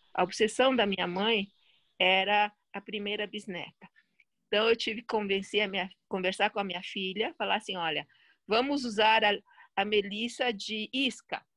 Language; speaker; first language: Portuguese; early bilingual, other home language; Chinese